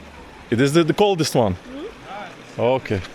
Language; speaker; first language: English; non-native, learner; Lithuanian